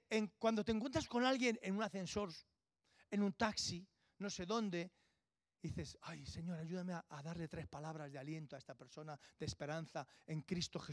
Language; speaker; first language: Spanish; native; Spanish